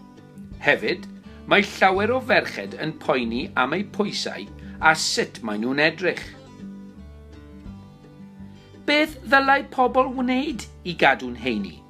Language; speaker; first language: Welsh; non-native, learner; English